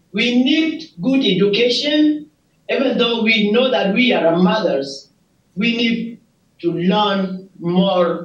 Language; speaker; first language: English; non-native, learner; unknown